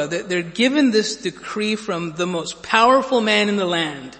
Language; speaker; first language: English; native; English